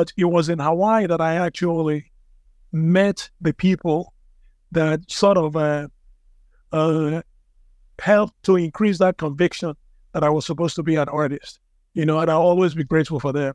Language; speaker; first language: English; non-native, local second language; Igbo